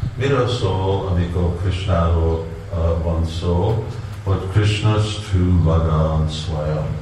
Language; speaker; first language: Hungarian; non-native, learner; Russian